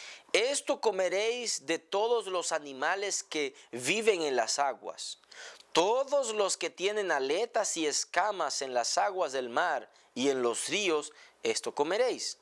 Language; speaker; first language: Spanish; native; Spanish